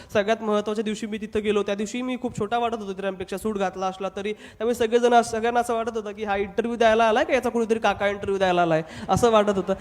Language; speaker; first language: Marathi; non-native, local second language; Hindi